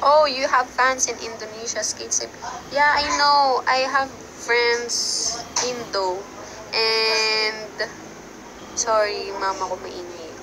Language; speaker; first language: English; non-native, local second language; Filipino